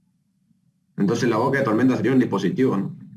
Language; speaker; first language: Spanish; native; Spanish